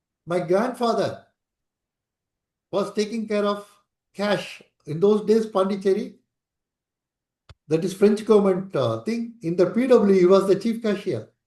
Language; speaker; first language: English; non-native, local second language; Tamil